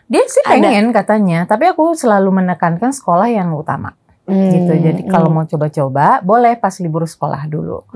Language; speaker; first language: Indonesian; native; Indonesian